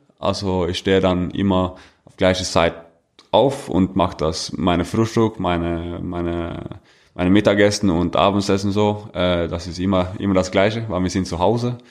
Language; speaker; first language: German; non-native, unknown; Norwegian